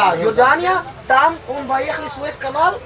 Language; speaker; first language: Russian; non-native, learner; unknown